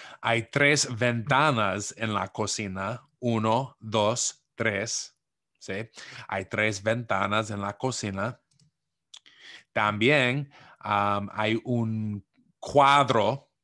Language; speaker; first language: Spanish; non-native, fluent; English